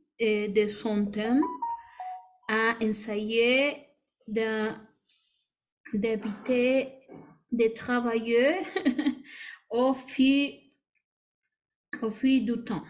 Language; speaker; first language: French; non-native, learner; Spanish